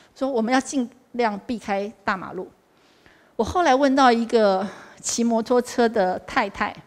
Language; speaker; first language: Chinese; native; Chinese